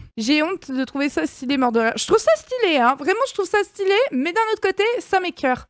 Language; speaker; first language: French; native; French